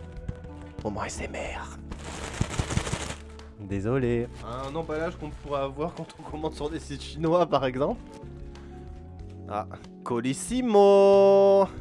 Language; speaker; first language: French; native; French